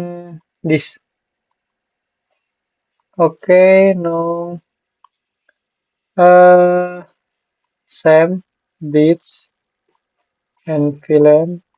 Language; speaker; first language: English; non-native, learner; Indonesian